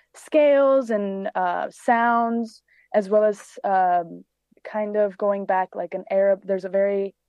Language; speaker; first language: English; early bilingual, other home language; Greek